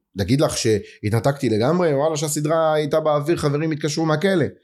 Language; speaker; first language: Hebrew; native; Hebrew